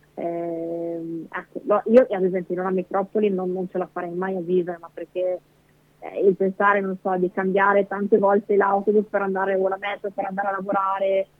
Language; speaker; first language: Italian; native; Italian